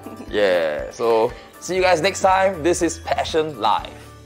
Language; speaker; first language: English; native; English